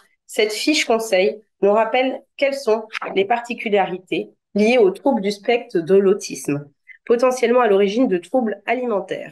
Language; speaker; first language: French; native; French